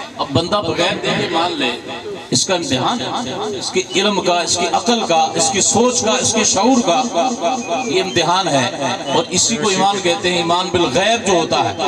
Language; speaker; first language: Urdu; non-native, local second language; Punjabi